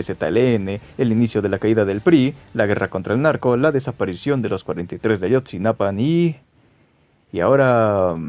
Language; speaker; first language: Spanish; native; Spanish